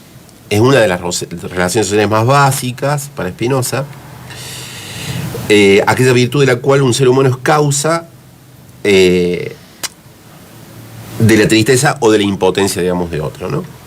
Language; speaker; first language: Spanish; native; Spanish